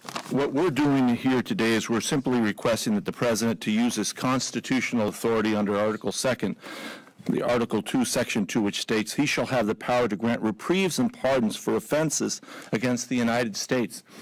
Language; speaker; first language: English; early bilingual, other home language; Spanish